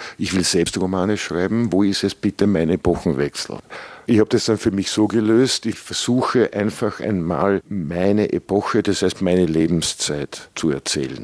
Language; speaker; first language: German; native; German